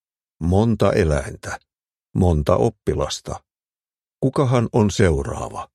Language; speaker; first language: Finnish; native; Finnish